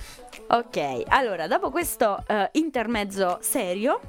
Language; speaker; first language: Italian; native; Italian